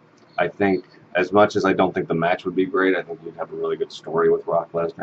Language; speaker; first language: English; native; English